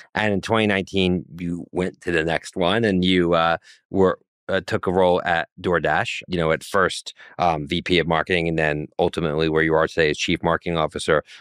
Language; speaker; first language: English; native; English